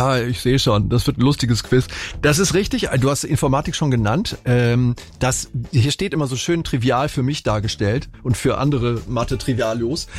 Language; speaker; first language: German; native; German